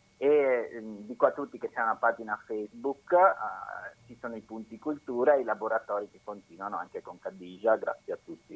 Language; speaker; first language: Italian; native; Italian